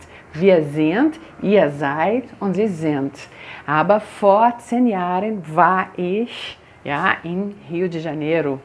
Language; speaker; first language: German; non-native, fluent; Portuguese